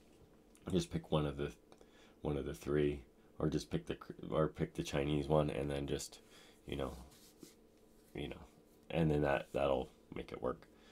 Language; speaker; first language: English; native; English